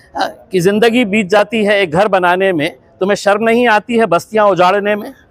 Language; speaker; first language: Hindi; non-native, local second language; Marathi